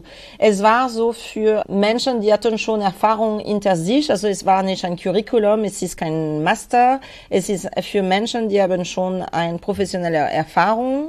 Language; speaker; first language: German; non-native, fluent; French